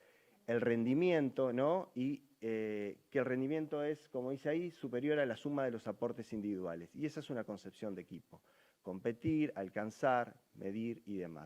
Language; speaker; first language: Spanish; native; Spanish